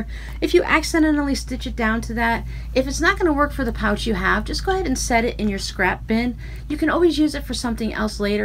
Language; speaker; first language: English; native; English